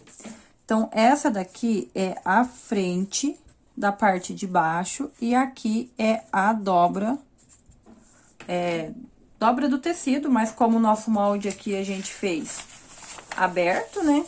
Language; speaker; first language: Portuguese; native; Portuguese